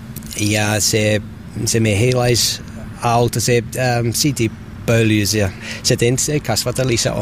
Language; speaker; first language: Finnish; non-native, learner; English